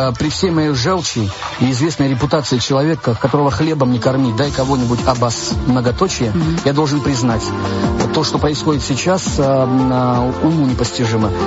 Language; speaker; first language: Russian; non-native, local second language; Georgian